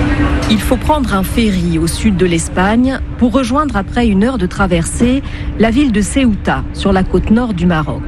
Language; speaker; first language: French; native; French